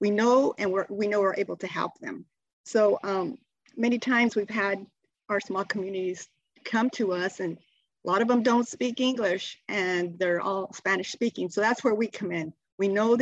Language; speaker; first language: English; native; English